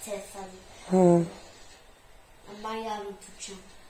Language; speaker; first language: Turkish; early bilingual, heritage; Turkish